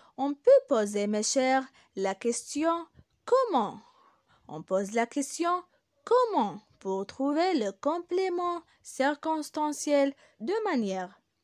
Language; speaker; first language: French; non-native, local second language; Arabic